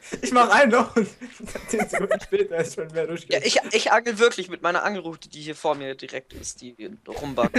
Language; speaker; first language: German; native; German